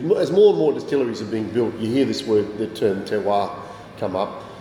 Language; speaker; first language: English; native; English